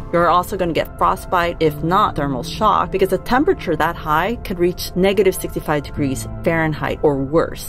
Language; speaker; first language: English; native; English